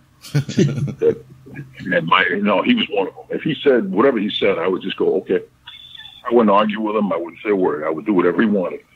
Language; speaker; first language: English; native; English